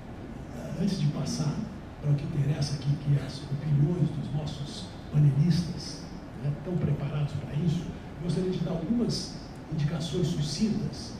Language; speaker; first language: Portuguese; native; Portuguese